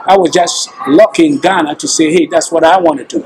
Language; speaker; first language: English; non-native, local second language; Akan